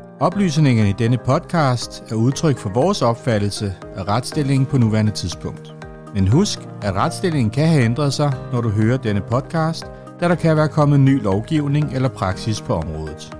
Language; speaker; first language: Danish; native; Danish